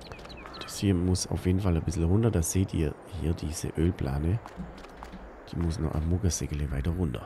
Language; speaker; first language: German; native; German